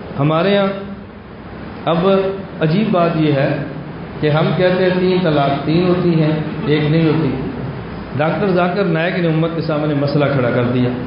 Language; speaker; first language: Urdu; native; Urdu